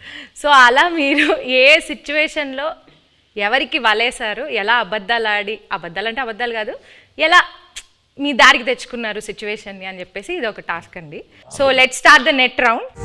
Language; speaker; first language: Telugu; native; Telugu